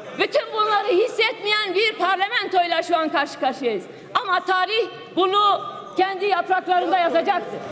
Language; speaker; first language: Turkish; non-native, local second language; Kurdish